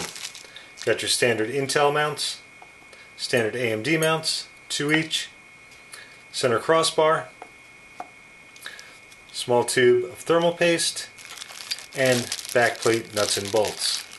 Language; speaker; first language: English; native; English